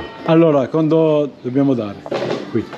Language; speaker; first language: Italian; non-native, learner; French